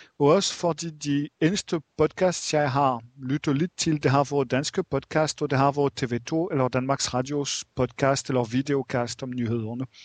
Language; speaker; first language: Danish; non-native, fluent; French